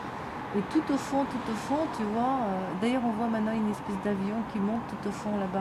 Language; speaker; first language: French; native; French